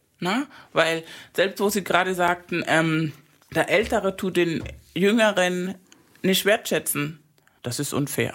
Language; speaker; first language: German; non-native, fluent; Spanish